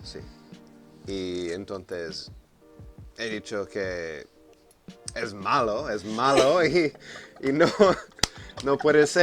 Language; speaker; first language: Spanish; non-native, fluent; English